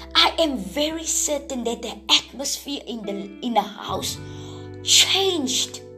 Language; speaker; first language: English; non-native, local second language; Afrikaans